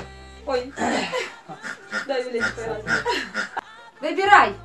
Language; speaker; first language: Russian; native; Russian